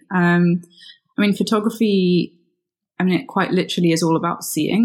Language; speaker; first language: English; native; English